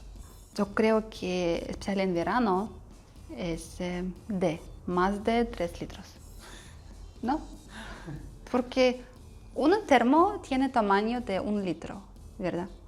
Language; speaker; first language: Spanish; non-native, learner; Russian